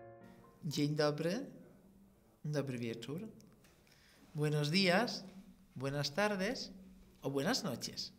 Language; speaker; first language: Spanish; non-native, fluent; Polish